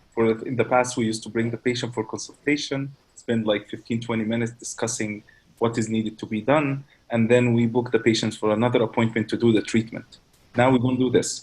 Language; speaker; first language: English; non-native, fluent; Arabic